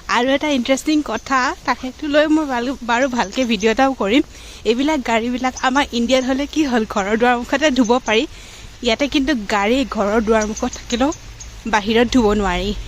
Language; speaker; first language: Assamese; native; Assamese